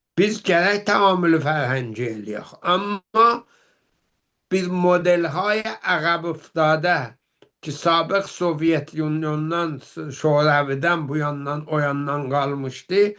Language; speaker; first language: Azerbaijani; native; Azerbaijani